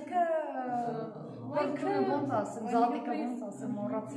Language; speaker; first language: English; non-native, learner; Armenian